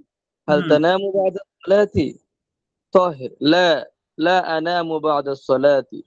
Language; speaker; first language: Arabic; non-native, learner; Bangla